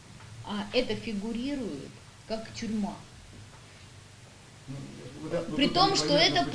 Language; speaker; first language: Russian; native; Russian